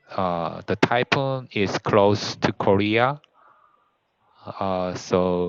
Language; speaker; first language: English; non-native, learner; Korean